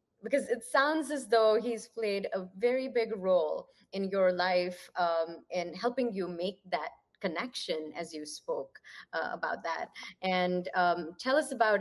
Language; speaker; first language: English; non-native, local second language; Punjabi